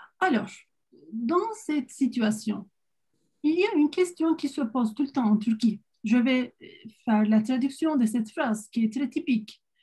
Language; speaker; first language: French; non-native, fluent; Turkish